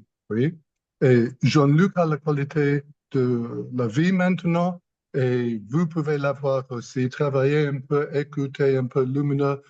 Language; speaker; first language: French; non-native, fluent; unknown